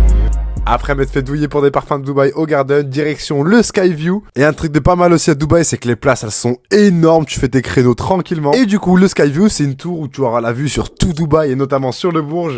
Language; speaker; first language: French; native; French